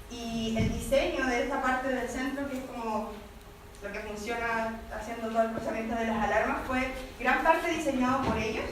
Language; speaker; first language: Spanish; native; Spanish